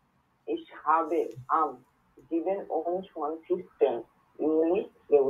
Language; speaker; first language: German; non-native, learner; Bangla